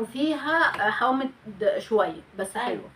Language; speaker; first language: Arabic; native; Arabic